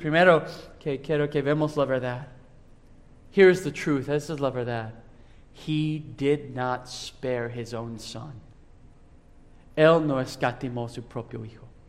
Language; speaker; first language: Spanish; non-native, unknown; English